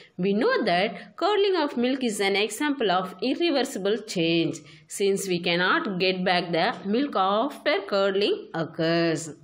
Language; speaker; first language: English; non-native, local second language; Tamil